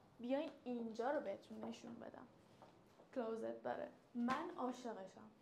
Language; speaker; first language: Persian; native; Persian